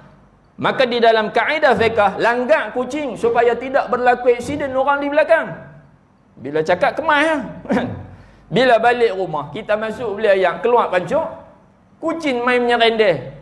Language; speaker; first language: Malay; native; Malay